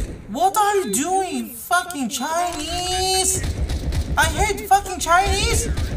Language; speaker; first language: English; non-native, learner; Korean